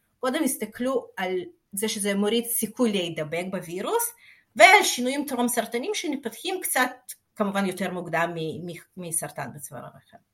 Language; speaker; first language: Hebrew; non-native, fluent; Russian